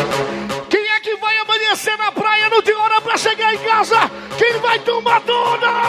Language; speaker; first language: Portuguese; native; Portuguese